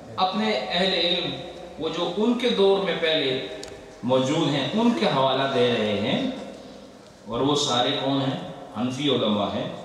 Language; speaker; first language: Urdu; non-native, local second language; Punjabi